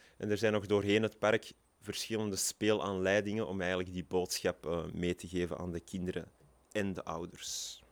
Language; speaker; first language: Dutch; native; Dutch